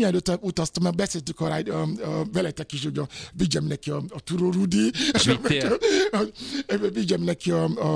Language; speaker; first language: Hungarian; non-native, learner; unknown